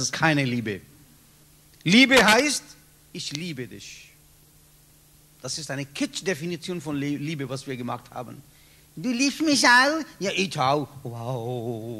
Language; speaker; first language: German; non-native, learner; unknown